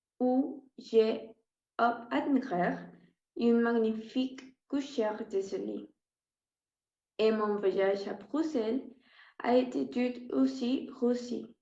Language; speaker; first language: French; non-native, learner; Spanish